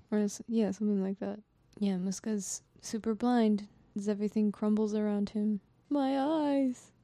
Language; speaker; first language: English; non-native, fluent; Japanese